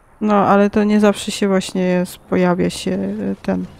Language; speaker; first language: Polish; native; Polish